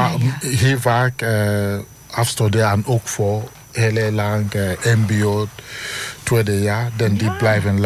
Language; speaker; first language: Dutch; non-native, learner; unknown